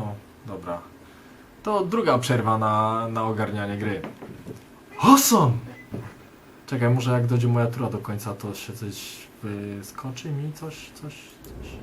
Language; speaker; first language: Polish; native; Polish